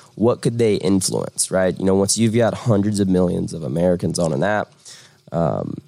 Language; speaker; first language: English; native; English